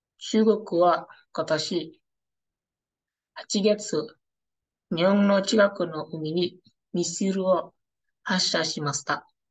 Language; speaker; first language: Japanese; non-native, learner; Indonesian